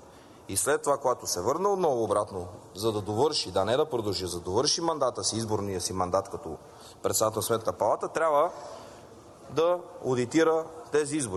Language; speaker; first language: Bulgarian; native; Bulgarian